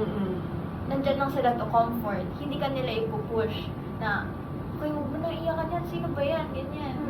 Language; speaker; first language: Filipino; native; Filipino